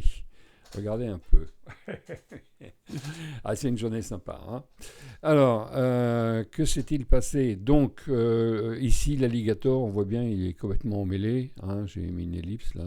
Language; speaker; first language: French; native; French